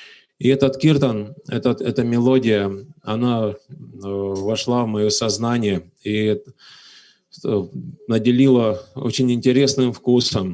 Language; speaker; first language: Russian; native; Russian